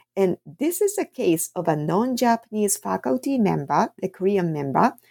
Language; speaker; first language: English; non-native, fluent; Japanese